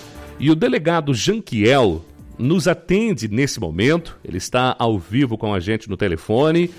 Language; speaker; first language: Portuguese; native; Portuguese